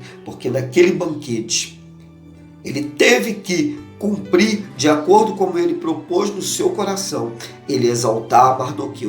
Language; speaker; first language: Portuguese; native; Portuguese